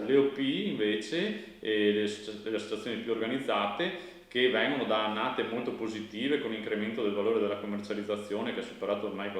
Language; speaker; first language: Italian; native; Italian